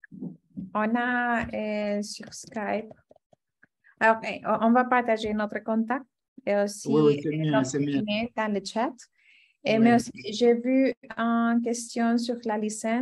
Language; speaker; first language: French; non-native, fluent; Spanish